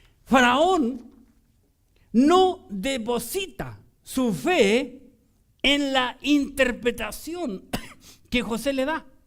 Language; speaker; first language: Spanish; native; Spanish